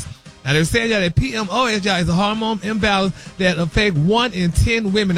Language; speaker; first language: English; native; English